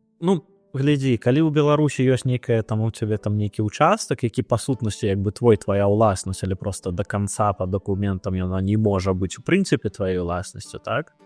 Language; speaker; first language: Belarusian; non-native, local second language; Russian